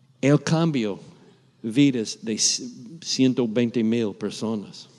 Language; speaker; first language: Spanish; non-native, learner; English